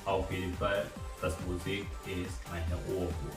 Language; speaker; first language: German; non-native, learner; Korean